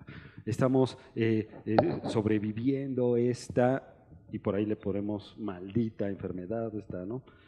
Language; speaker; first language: Spanish; native; Spanish